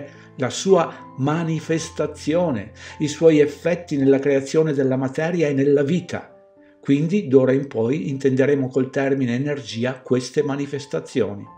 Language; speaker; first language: Italian; native; Italian